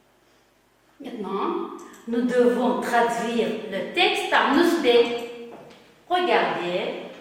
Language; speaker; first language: French; non-native, fluent; Uzbek